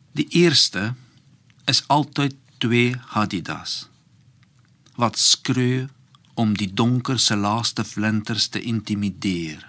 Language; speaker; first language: Afrikaans; non-native, fluent; Polish